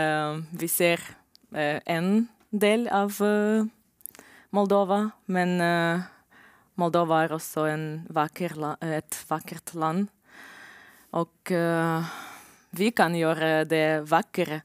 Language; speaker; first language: Norwegian; non-native, learner; Romanian